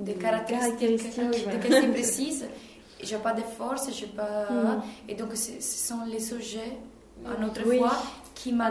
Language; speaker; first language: French; non-native, fluent; Italian